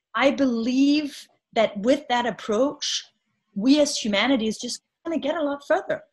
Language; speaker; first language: English; non-native, fluent; Danish